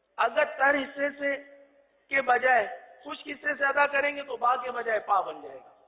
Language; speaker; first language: Urdu; native; Urdu